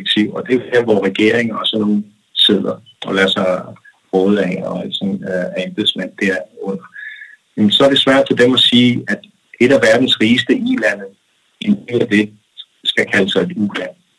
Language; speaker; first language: Danish; non-native, local second language; Kalaallisut